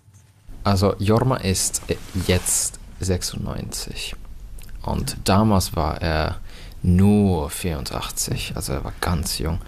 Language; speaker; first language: German; non-native, fluent; Finnish